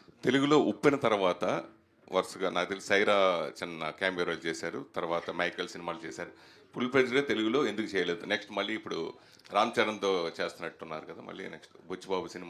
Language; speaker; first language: Telugu; native; Telugu